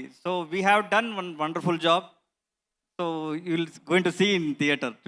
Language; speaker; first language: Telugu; non-native, learner; Kannada